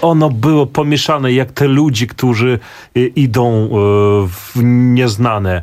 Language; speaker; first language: Polish; non-native, fluent; Belarusian